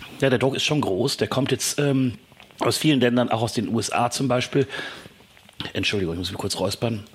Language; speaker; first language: German; native; German